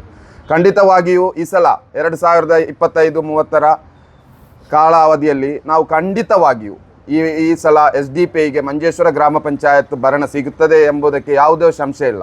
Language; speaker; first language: Kannada; non-native, local second language; Malayalam